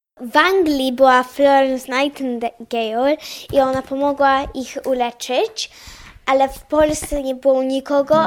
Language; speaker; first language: Polish; early bilingual, heritage; Polish